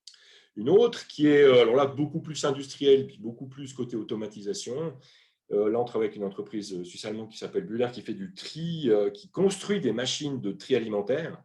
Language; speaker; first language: French; native; French